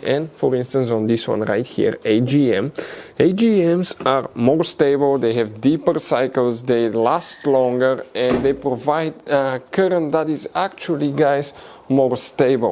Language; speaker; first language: English; non-native, fluent; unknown